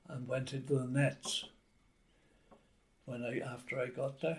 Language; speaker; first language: English; native; English